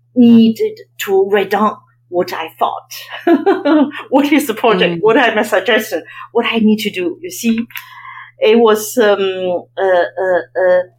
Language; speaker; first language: English; non-native, fluent; Chinese